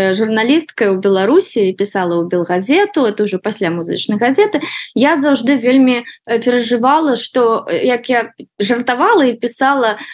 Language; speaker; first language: Belarusian; native; Belarusian